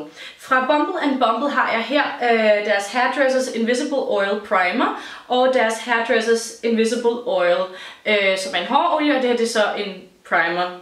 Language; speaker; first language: Danish; native; Danish